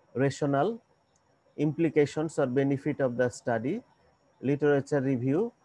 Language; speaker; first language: English; non-native, local second language; Bangla